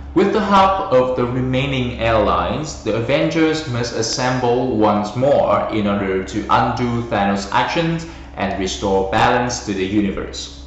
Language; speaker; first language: English; non-native, fluent; Vietnamese